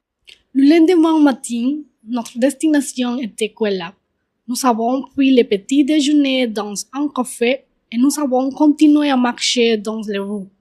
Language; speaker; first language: French; non-native, learner; Spanish